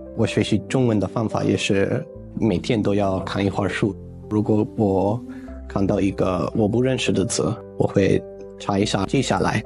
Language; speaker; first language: Chinese; non-native, fluent; English